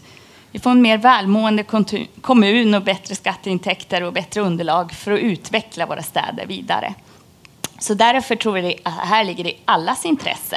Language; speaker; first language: Swedish; native; Swedish